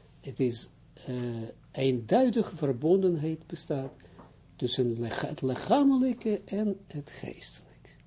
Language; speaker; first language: Dutch; non-native, fluent; Hebrew